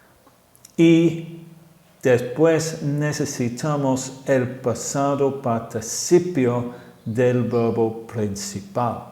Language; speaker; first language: Spanish; non-native, fluent; English